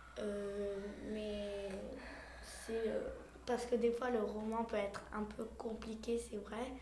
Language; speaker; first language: French; early bilingual, heritage; French